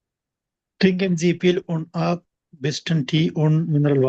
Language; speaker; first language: German; non-native, learner; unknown